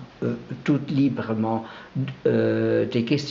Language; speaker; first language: French; non-native, local second language; German